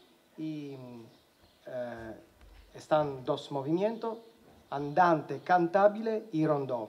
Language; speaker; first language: Spanish; non-native, learner; Italian